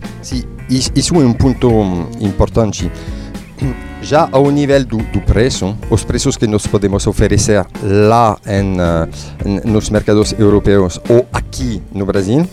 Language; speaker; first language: Portuguese; non-native, fluent; French